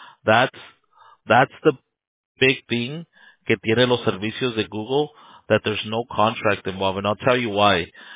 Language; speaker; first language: English; early bilingual, other home language; Spanish